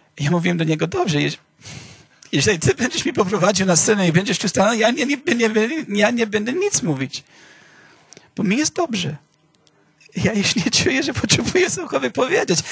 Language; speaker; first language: Polish; non-native, fluent; English